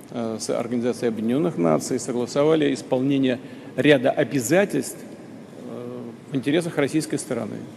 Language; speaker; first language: Russian; native; Russian